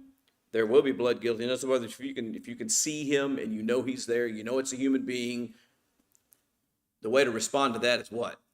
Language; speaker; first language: English; native; English